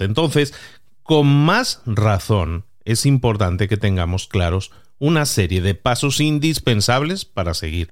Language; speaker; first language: Spanish; native; Spanish